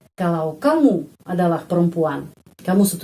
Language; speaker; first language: Indonesian; non-native, fluent; Russian